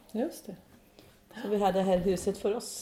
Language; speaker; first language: Swedish; non-native, fluent; Icelandic